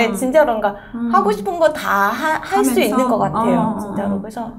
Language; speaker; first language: Korean; non-native, fluent; Vietnamese